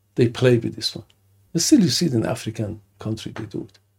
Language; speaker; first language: English; non-native, fluent; Persian